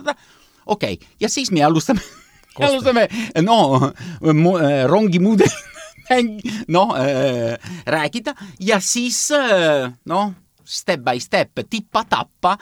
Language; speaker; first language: Estonian; non-native, learner; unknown